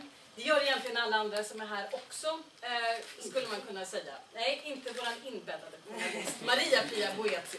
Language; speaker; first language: Swedish; native; Swedish